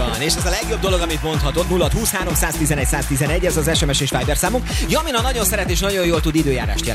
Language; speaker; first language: Hungarian; native; Hungarian